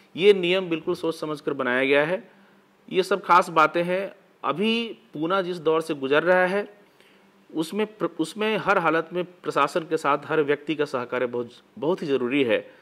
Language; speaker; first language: Hindi; native; Hindi